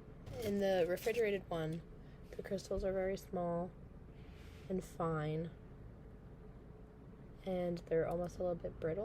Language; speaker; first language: English; native; English